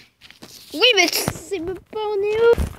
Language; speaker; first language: French; native; French